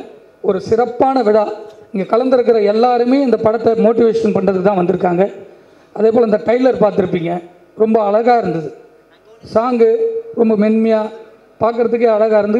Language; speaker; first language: Tamil; native; Tamil